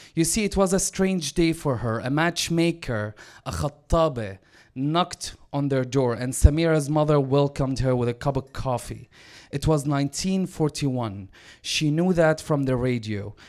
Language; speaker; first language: English; non-native, fluent; Arabic